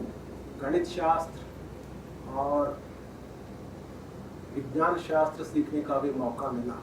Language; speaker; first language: Hindi; non-native, local second language; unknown